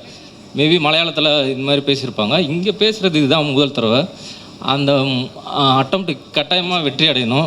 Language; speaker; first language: Tamil; native; Tamil